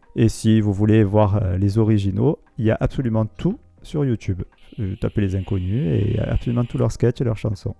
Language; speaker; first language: French; native; French